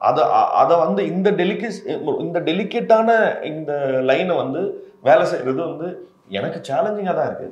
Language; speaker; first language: Tamil; native; Tamil